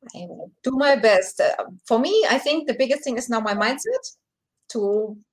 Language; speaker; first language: English; non-native, fluent; German